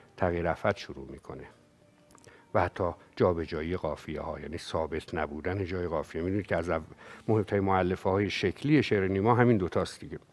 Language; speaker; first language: Persian; native; Persian